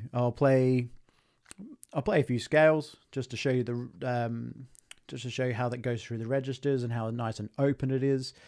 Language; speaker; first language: English; native; English